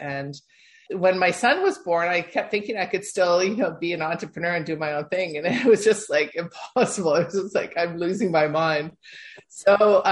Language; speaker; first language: English; native; English